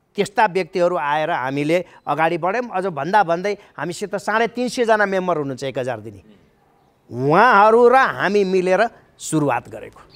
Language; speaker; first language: Nepali; native; Nepali